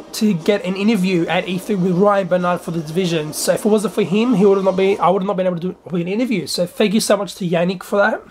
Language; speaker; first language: English; native; English